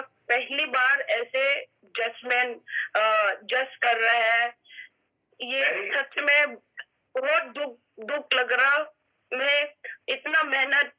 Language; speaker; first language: Hindi; non-native, local second language; Manipuri